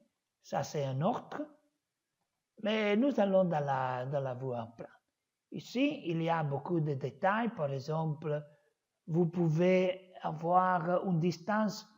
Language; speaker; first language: French; non-native, learner; Italian